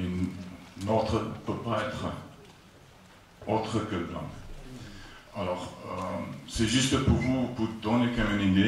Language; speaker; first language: French; non-native, fluent; Afrikaans